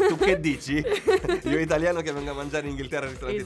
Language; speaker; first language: Italian; native; Italian